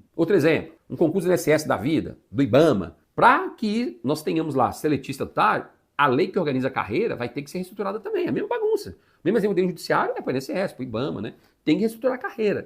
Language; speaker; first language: Portuguese; native; Portuguese